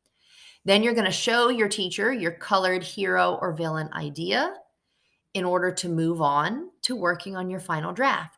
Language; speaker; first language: English; native; English